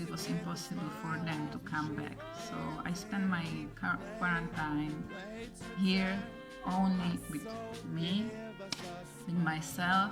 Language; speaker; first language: English; non-native, fluent; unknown